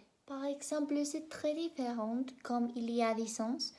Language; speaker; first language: French; non-native, learner; Spanish